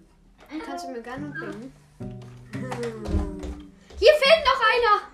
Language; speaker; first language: German; native; German